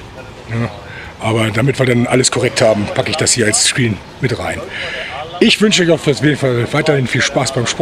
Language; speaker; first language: German; native; German